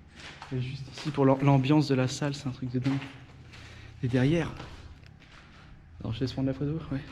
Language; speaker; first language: French; native; French